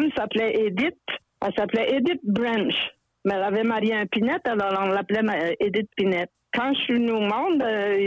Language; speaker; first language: French; native; French